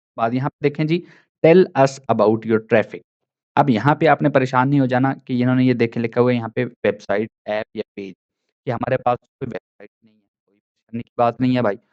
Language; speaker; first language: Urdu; non-native, local second language; Punjabi